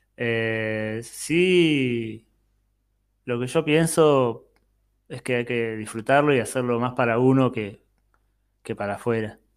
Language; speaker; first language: Spanish; native; Spanish